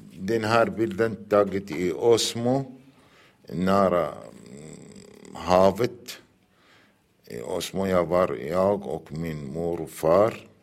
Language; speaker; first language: Swedish; non-native, learner; Arabic